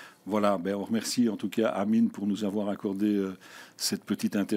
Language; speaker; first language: French; native; French